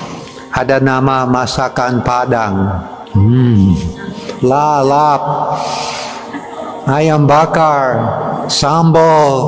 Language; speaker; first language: Indonesian; non-native, fluent; English